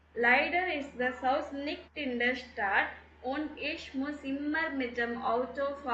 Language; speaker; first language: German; non-native, learner; Tamil